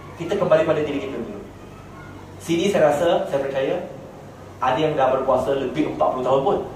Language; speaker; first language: Malay; non-native, local second language; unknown